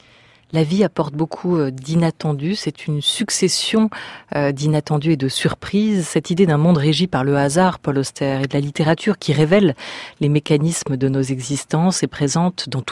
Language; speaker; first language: French; native; French